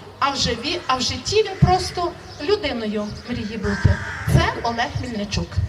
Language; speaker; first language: Ukrainian; native; Ukrainian